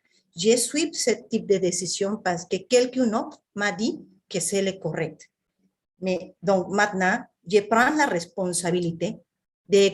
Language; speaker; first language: French; non-native, fluent; Spanish